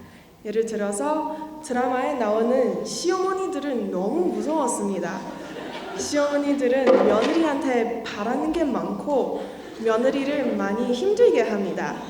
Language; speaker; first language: Korean; non-native, learner; Chinese